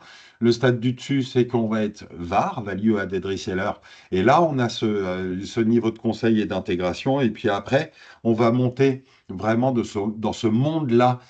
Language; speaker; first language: French; native; French